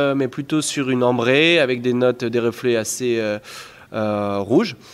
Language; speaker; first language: French; native; French